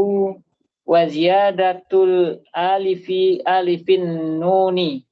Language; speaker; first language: Arabic; non-native, learner; Indonesian